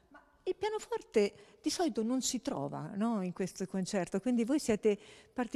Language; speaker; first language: Italian; native; Italian